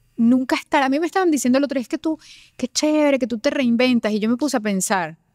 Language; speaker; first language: Spanish; native; Spanish